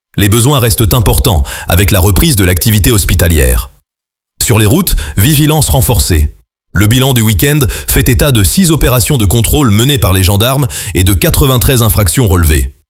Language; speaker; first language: French; native; French